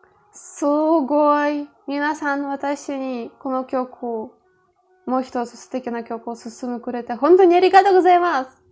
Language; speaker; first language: Japanese; non-native, fluent; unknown